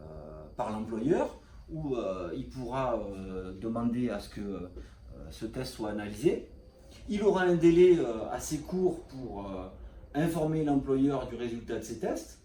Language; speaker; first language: French; native; French